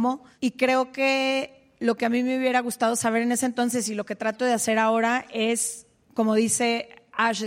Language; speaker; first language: Spanish; native; Spanish